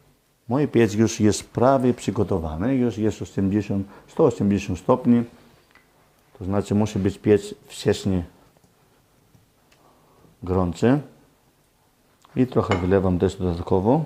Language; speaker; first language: Polish; non-native, learner; Greek